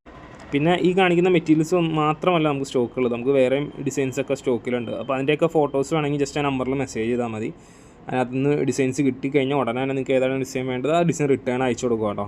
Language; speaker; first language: Malayalam; native; Malayalam